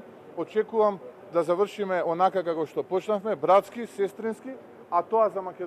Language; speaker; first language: Macedonian; native; Macedonian